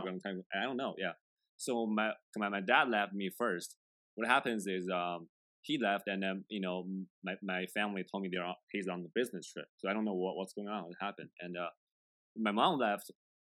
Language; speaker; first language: English; non-native, fluent; Chinese